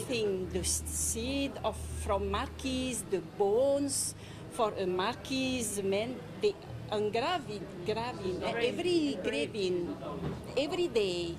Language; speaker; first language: English; non-native, learner; French